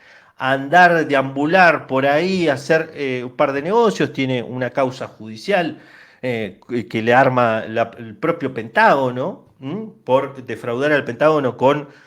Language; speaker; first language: Spanish; native; Spanish